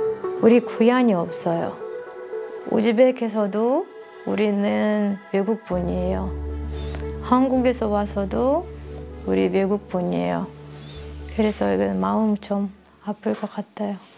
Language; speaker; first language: Korean; non-native, learner; Russian